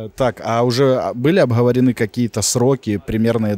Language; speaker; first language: Russian; native; Russian